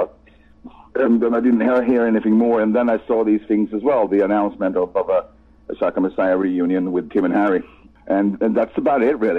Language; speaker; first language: English; non-native, fluent; Swedish